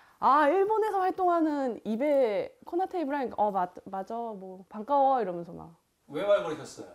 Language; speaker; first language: Korean; native; Korean